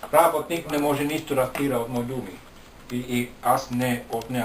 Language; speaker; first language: Bulgarian; non-native, learner; Finnish